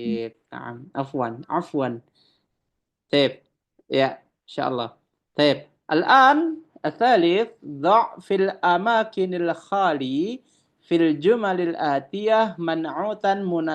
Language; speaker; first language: Arabic; non-native, fluent; Indonesian